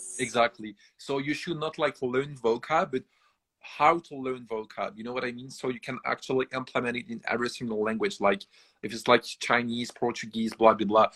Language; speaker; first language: English; non-native, fluent; French